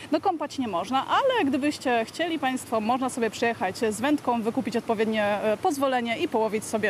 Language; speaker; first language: Polish; native; Polish